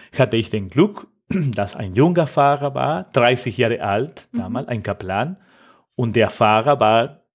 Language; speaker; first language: German; non-native, fluent; Spanish